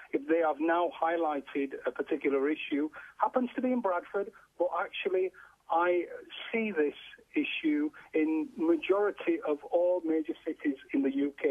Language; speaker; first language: English; native; English